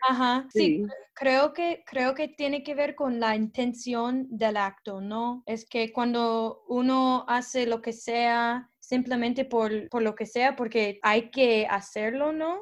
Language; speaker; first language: Spanish; non-native, fluent; English